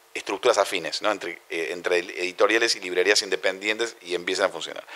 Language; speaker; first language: Spanish; native; Spanish